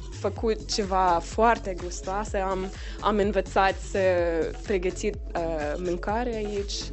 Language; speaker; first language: Romanian; non-native, learner; English